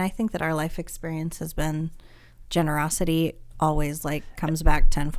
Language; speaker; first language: English; native; English